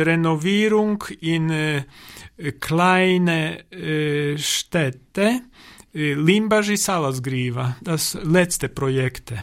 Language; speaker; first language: German; non-native, learner; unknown